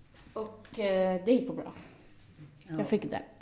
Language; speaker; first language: Swedish; non-native, fluent; Arabic